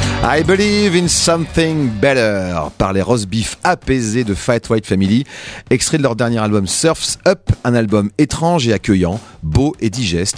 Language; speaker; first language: French; native; French